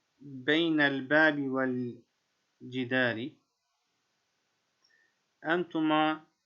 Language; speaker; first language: Arabic; non-native, fluent; Turkish